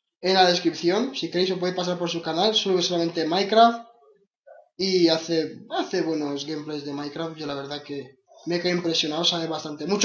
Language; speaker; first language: Spanish; native; Spanish